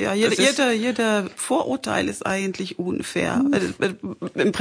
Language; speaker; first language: German; non-native, fluent; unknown